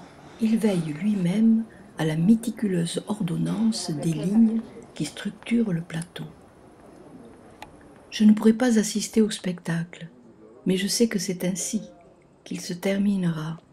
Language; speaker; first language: French; native; French